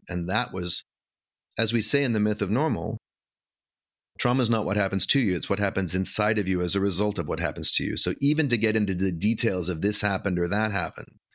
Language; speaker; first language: English; native; English